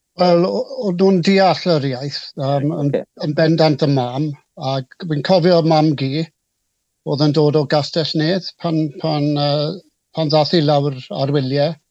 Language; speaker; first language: Welsh; non-native, local second language; English